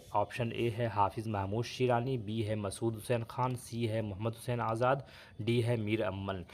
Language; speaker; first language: Urdu; native; Urdu